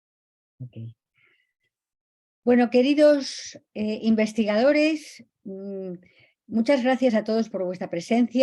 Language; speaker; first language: Spanish; native; Spanish